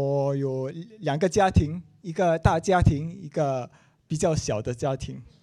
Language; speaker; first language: Chinese; non-native, local second language; English